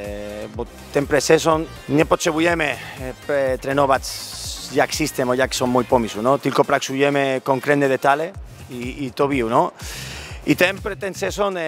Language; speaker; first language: Polish; non-native, learner; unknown